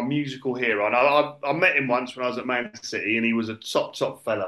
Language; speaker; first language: English; native; English